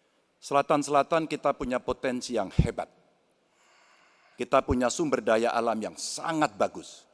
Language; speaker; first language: Indonesian; native; Indonesian